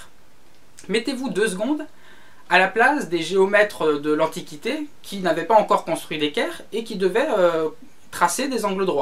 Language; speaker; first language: French; native; French